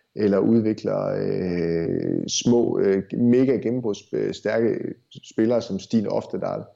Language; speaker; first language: Danish; native; Danish